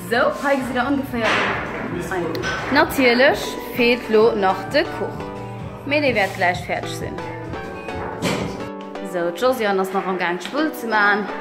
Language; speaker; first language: German; non-native, learner; Luxembourgish